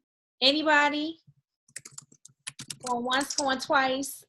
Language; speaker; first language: English; native; English